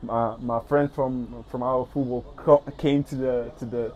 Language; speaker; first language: English; early bilingual, other home language; Spanish